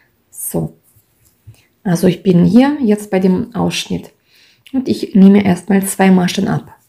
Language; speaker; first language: German; non-native, fluent; Russian